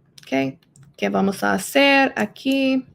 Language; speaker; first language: Spanish; non-native, learner; English